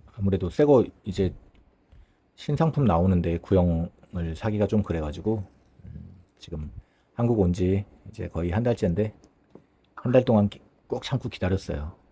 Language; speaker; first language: Korean; native; Korean